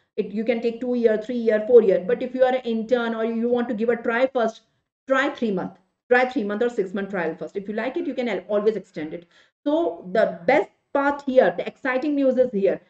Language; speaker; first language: English; non-native, local second language; Hindi